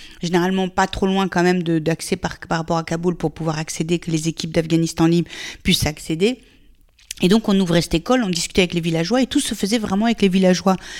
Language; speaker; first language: French; early bilingual, other home language; Persian